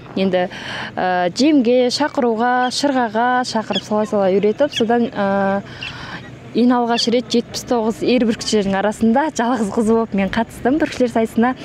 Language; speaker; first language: Kazakh; early bilingual, heritage; Kazakh